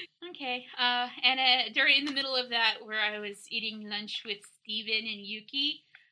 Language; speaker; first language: English; native; English